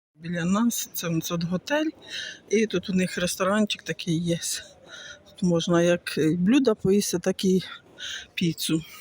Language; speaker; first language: Ukrainian; native; Ukrainian